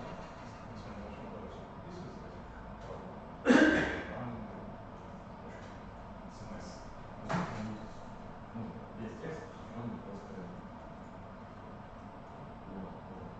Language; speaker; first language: Russian; native; Russian